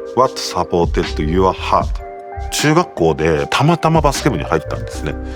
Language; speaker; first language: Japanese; native; Japanese